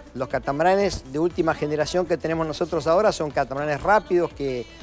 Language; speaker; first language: Spanish; native; Spanish